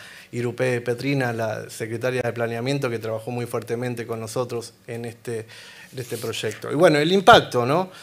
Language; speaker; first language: Spanish; native; Spanish